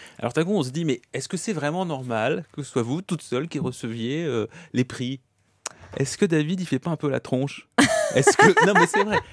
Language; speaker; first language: French; native; French